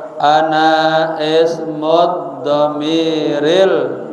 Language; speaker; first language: Arabic; non-native, fluent; Indonesian